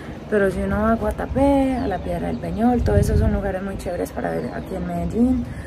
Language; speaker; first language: Spanish; early bilingual, heritage; Spanish